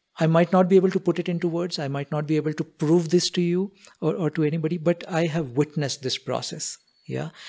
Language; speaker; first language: English; non-native, local second language; Hindi